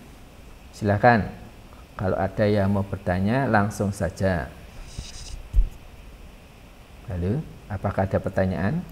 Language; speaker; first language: Indonesian; native; Indonesian